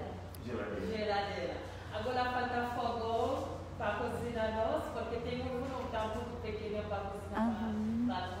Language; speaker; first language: Portuguese; non-native, learner; Spanish